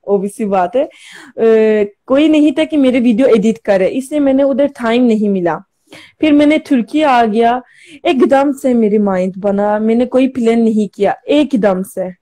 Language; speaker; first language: Hindi; non-native, learner; Turkish